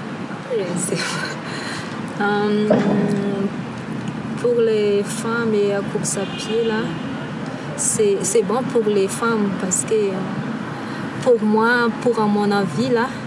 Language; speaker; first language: French; non-native, local second language; Malagasy